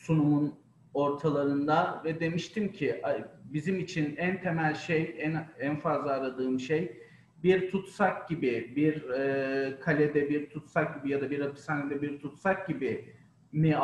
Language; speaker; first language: Turkish; native; Turkish